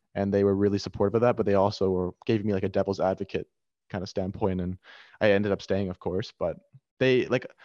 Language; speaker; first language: English; native; English